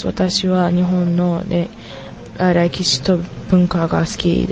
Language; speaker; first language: Japanese; non-native, learner; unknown